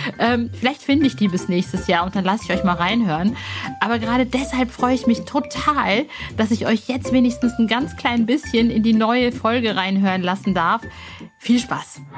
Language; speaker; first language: German; native; German